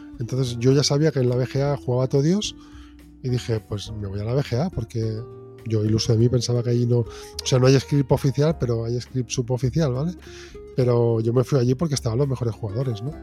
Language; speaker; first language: Spanish; native; Spanish